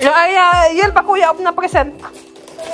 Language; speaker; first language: Swedish; non-native, learner; Cebuano